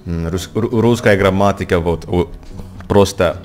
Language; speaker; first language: Russian; non-native, learner; Indonesian